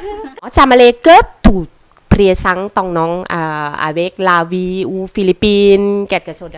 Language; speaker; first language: French; non-native, learner; Thai